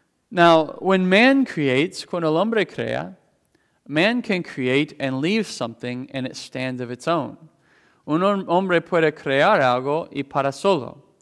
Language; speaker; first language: Spanish; non-native, fluent; English